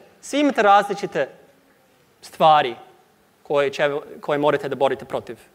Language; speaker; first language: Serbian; non-native, learner; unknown